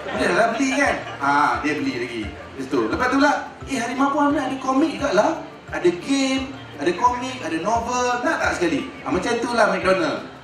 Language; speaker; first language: Malay; native; Malay